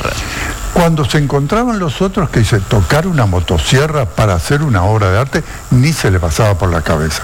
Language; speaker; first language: Spanish; native; Spanish